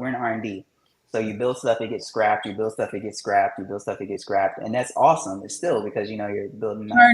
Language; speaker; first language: English; native; English